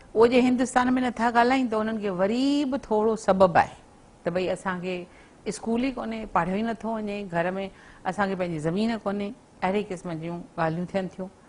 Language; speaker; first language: Sindhi; early bilingual, heritage; Sindhi